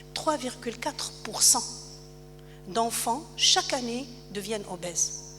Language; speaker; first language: French; non-native, local second language; Arabic